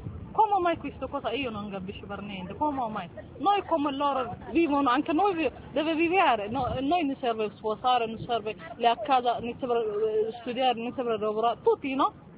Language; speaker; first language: Italian; non-native, learner; Tigrinya